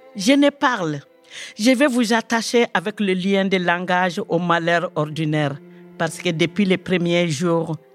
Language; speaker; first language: French; non-native, local second language; Bambara